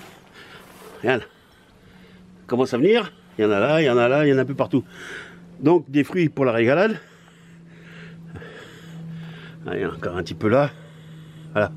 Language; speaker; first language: French; native; French